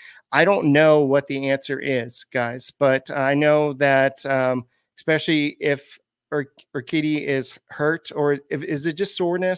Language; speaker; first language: English; native; English